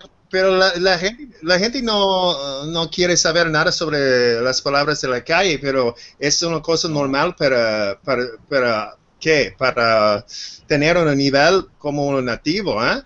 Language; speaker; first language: Spanish; non-native, fluent; English